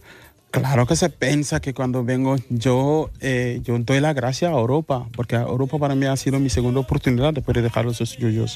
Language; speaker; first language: Spanish; non-native, fluent; Mandingo